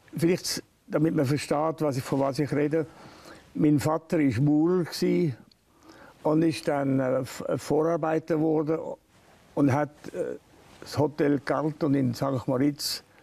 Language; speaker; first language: German; native; German